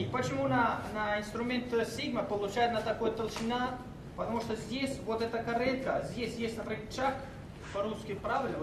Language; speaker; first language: Russian; non-native, learner; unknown